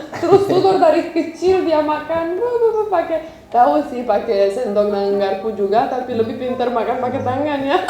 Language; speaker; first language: Indonesian; non-native, fluent; Romanian